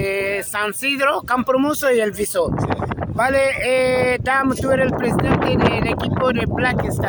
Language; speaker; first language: Spanish; non-native, learner; French